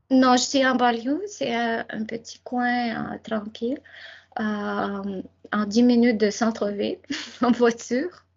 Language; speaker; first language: French; non-native, fluent; Ukrainian